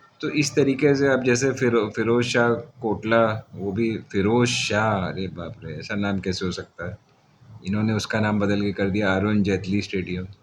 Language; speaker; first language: Hindi; native; Hindi